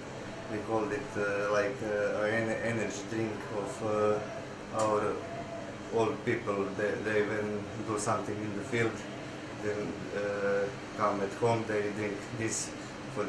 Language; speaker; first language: English; non-native, learner; Croatian